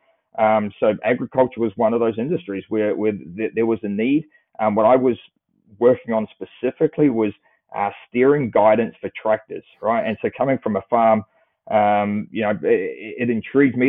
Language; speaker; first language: English; native; English